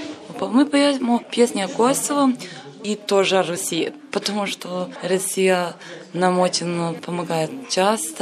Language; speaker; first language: Russian; non-native, learner; Serbian